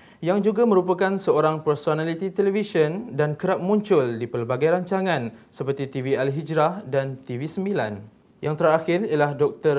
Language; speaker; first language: Malay; native; Malay